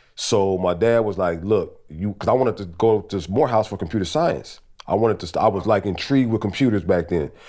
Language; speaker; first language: English; native; English